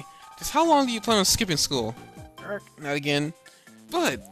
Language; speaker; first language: English; native; English